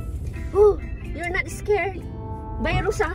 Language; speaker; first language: English; non-native, learner; Filipino